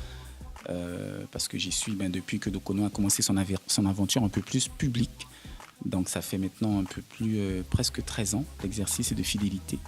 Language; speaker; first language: French; native; French